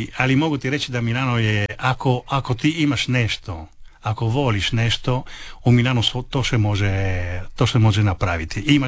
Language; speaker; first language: Croatian; non-native, learner; Italian